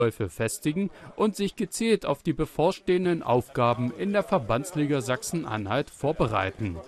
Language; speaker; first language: German; native; German